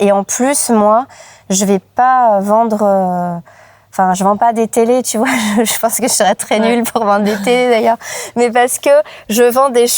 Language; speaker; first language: French; native; French